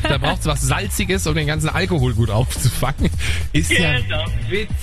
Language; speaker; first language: German; native; German